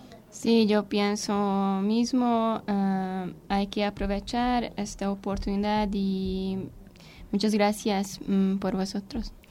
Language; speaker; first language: Spanish; non-native, fluent; Hungarian